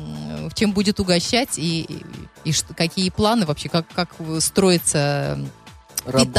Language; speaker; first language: Russian; native; Russian